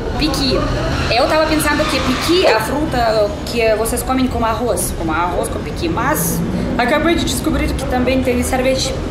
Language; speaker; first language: Portuguese; non-native, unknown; Russian